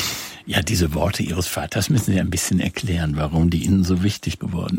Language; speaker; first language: German; native; German